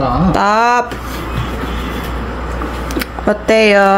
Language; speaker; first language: Korean; non-native, learner; Filipino